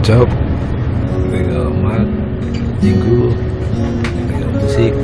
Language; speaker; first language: Korean; non-native, learner; Indonesian